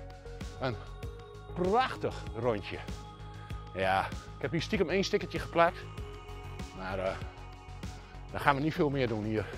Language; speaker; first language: Dutch; native; Dutch